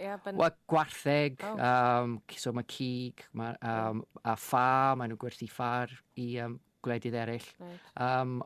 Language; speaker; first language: Welsh; non-native, fluent; English